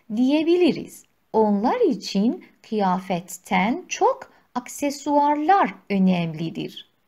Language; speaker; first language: Turkish; non-native, fluent; Persian